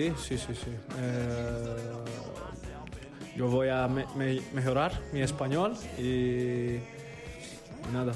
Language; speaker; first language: Spanish; non-native, learner; Italian